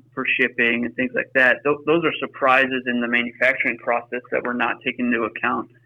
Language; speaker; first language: English; native; English